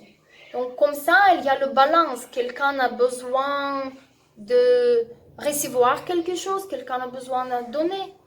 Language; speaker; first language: French; non-native, learner; Russian